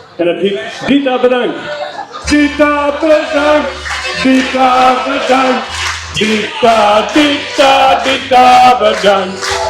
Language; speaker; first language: Dutch; non-native, local second language; Western Frisian